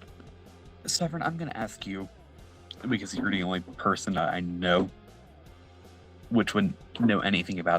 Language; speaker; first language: English; native; English